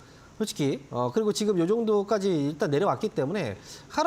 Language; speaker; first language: Korean; native; Korean